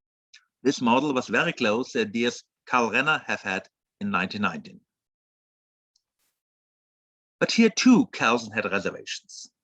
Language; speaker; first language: English; non-native, fluent; German